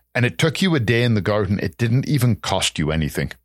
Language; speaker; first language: English; native; English